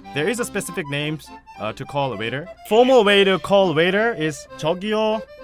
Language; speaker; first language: English; non-native, fluent; Korean